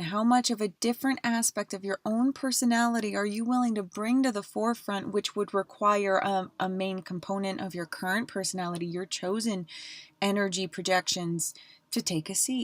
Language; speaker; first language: English; native; English